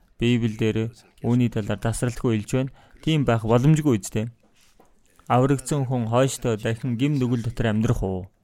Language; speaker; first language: Mongolian; non-native, fluent; Korean